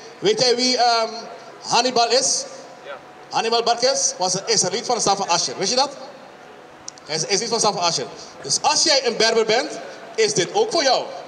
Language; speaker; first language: Dutch; non-native, local second language; Papiamento